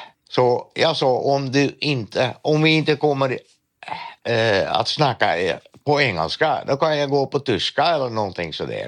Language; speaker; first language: Swedish; non-native, fluent; Dutch